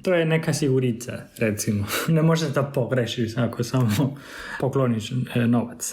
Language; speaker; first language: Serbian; non-native, fluent; Spanish